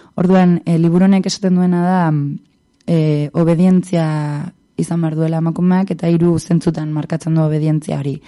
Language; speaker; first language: Basque; native; Basque